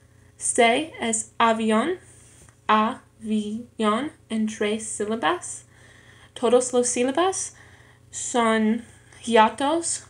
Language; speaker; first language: Spanish; non-native, learner; English